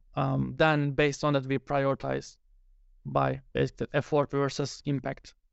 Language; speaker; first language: English; non-native, fluent; Turkish